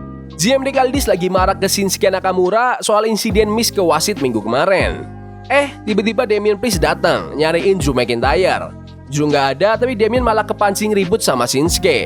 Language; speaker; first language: Indonesian; native; Indonesian